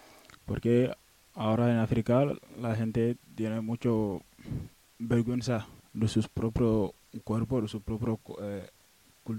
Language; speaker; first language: Spanish; non-native, learner; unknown